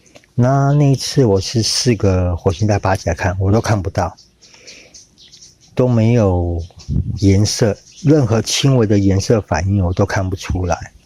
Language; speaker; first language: Chinese; native; Chinese